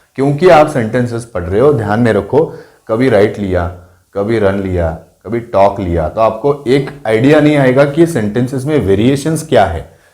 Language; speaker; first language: Hindi; non-native, local second language; Marathi